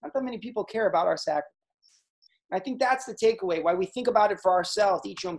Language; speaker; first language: English; native; English